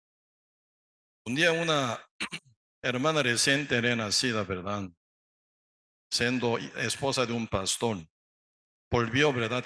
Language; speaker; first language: Spanish; non-native, learner; Korean